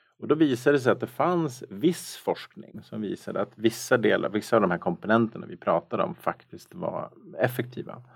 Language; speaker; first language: Swedish; native; Swedish